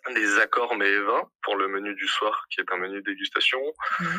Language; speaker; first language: French; native; French